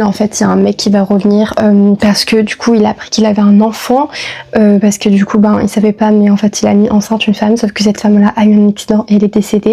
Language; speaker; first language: French; native; French